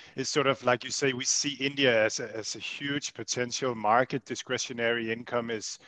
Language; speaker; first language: English; non-native, fluent; Danish